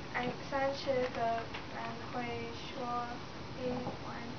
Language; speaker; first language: Chinese; non-native, learner; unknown